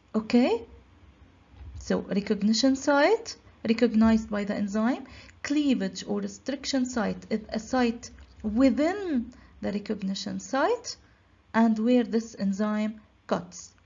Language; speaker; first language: English; non-native, local second language; Arabic